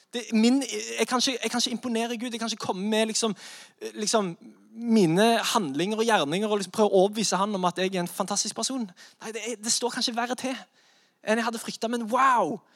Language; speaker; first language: Norwegian; native; Norwegian